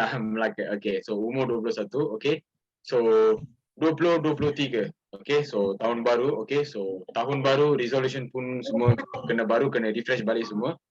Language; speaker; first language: Malay; non-native, local second language; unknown